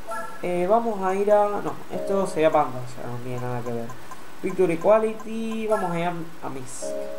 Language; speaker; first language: Spanish; native; Spanish